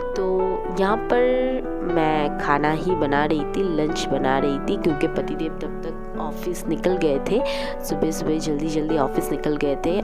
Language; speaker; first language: Hindi; non-native, local second language; Bangla